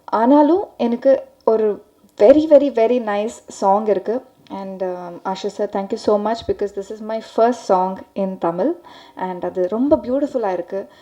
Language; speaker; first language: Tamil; non-native, learner; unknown